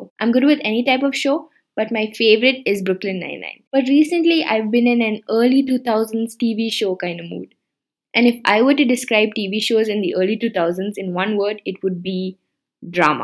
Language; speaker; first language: English; non-native, local second language; Tamil